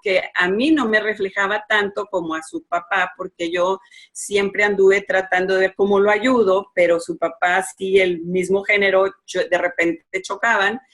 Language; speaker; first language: Spanish; native; Spanish